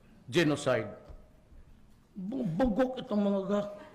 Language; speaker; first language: Filipino; non-native, local second language; Cebuano